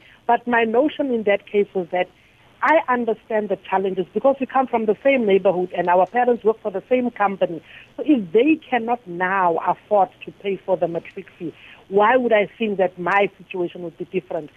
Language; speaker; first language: English; non-native, local second language; Tswana